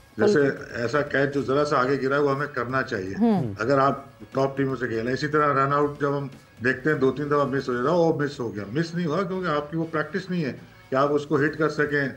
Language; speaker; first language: Urdu; native; Urdu